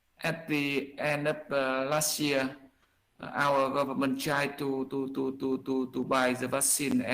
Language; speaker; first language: English; non-native, learner; Vietnamese